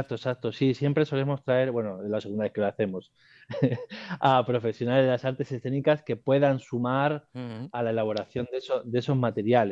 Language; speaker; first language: Spanish; native; Spanish